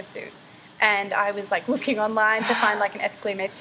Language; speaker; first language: English; native; English